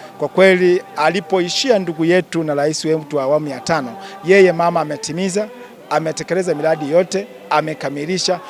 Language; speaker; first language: Swahili; native; Swahili